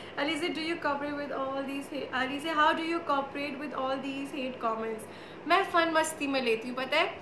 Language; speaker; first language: Urdu; native; Urdu